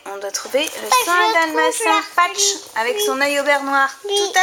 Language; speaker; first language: French; native; French